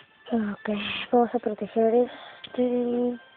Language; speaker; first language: Spanish; native; Spanish